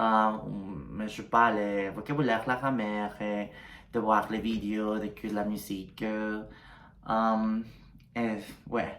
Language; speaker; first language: French; non-native, learner; Spanish